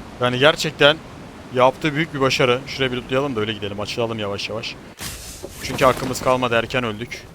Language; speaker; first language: Turkish; native; Turkish